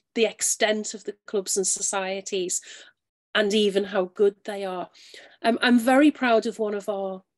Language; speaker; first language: English; native; English